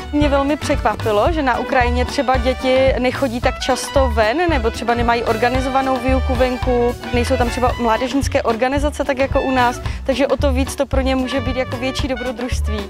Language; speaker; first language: Czech; native; Czech